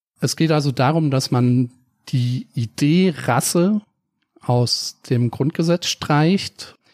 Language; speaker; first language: German; native; German